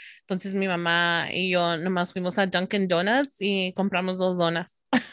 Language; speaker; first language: Spanish; early bilingual, heritage; Spanish